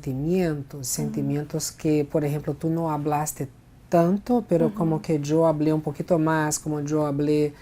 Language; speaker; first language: Spanish; non-native, fluent; Portuguese